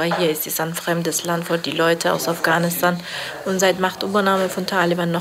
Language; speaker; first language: German; non-native, fluent; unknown